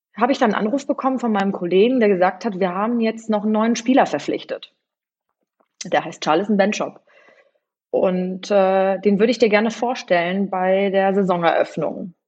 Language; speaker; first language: German; early bilingual, other home language; Polish